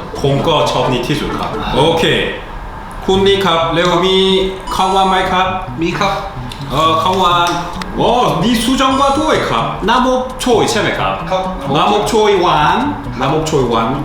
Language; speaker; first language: Thai; non-native, learner; Korean